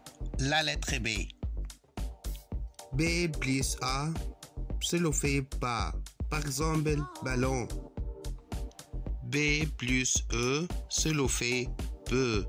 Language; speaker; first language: French; non-native, fluent; Arabic